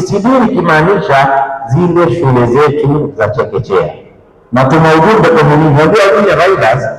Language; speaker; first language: Swahili; native; Swahili